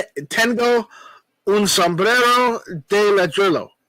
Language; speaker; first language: Spanish; non-native, learner; English